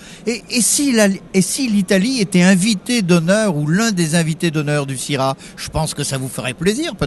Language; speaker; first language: French; native; French